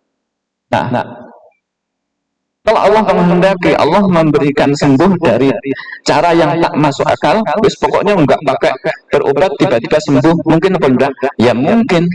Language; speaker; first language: Indonesian; non-native, local second language; Javanese